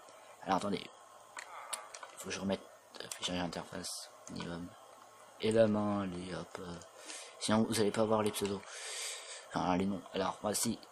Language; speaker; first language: French; native; French